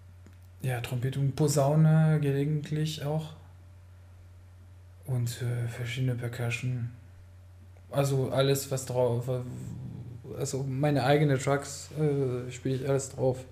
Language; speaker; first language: German; non-native, fluent; French